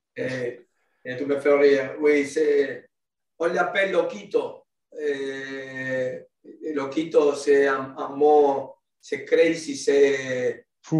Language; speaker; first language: French; non-native, learner; Spanish